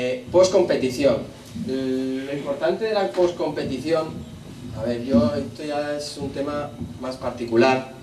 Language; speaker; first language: Spanish; native; Spanish